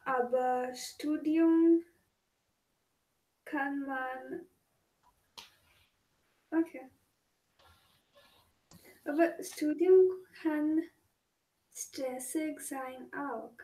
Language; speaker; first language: German; non-native, learner; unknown